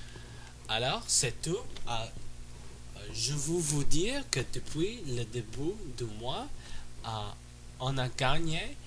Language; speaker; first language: French; non-native, learner; English